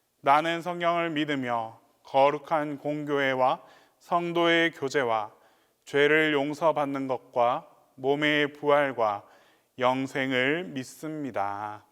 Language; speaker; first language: Korean; native; Korean